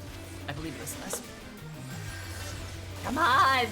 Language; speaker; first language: English; native; English